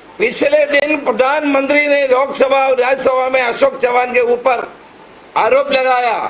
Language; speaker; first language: Hindi; non-native, local second language; Marathi